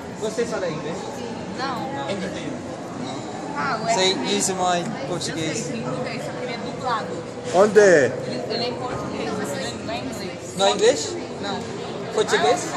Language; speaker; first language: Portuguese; non-native, learner; English